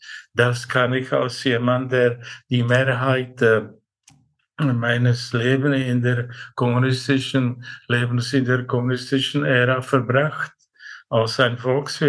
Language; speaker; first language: German; non-native, fluent; Czech